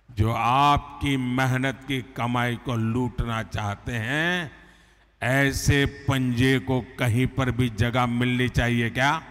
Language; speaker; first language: Hindi; non-native, local second language; Gujarati